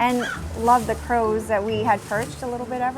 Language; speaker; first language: English; native; English